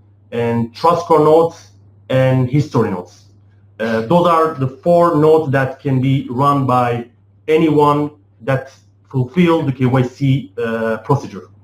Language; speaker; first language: English; non-native, fluent; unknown